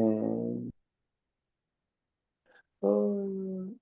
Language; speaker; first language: German; non-native, learner; Portuguese